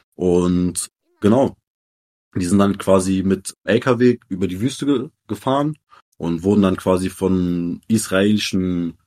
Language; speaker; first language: German; early bilingual, other home language; Arabic